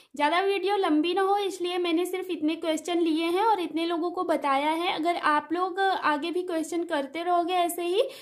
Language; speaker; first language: Hindi; native; Hindi